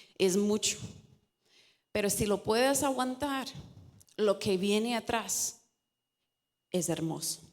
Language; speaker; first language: Spanish; non-native, fluent; English